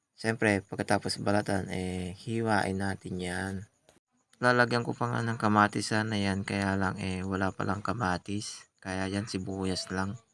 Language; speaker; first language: Filipino; non-native, local second language; Iloko